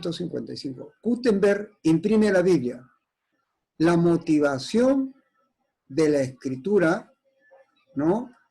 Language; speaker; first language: Spanish; native; Spanish